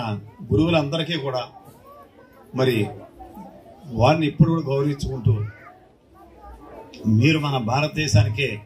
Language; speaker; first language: Telugu; native; Telugu